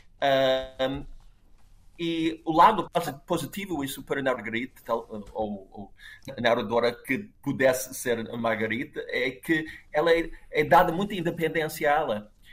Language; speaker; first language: Portuguese; non-native, fluent; English